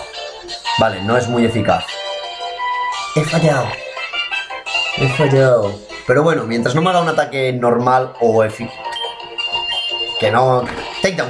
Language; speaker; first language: Spanish; native; Spanish